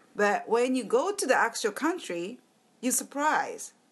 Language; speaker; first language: English; non-native, learner; Japanese